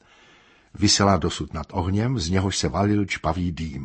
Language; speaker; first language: Czech; native; Czech